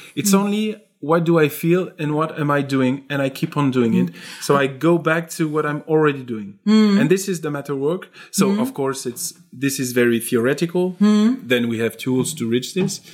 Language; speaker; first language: English; non-native, fluent; French